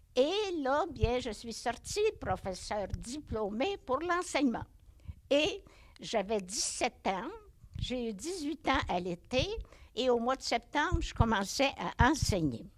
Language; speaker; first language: French; native; French